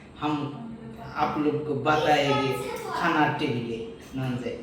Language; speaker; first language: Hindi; non-native, learner; Bangla